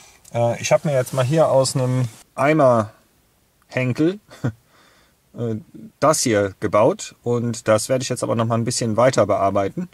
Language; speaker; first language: German; native; German